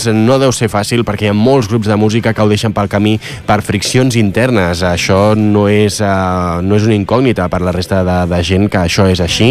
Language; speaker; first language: Catalan; native; Catalan